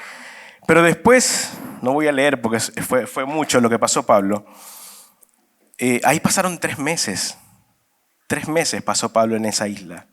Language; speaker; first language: Spanish; native; Spanish